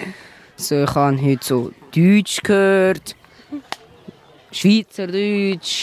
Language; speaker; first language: German; early bilingual, other home language; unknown